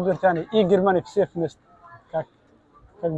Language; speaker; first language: Russian; non-native, learner; Somali